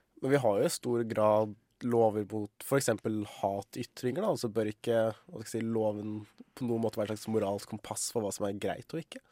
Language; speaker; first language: Norwegian; native; Norwegian